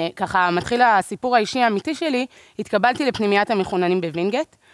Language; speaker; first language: Hebrew; native; Hebrew